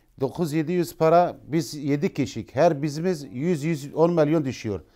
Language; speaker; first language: Turkish; non-native, learner; Arabic